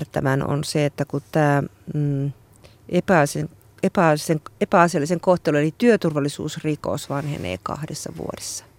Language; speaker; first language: Finnish; native; Finnish